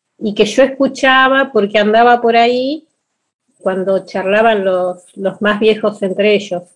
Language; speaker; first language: Spanish; native; Spanish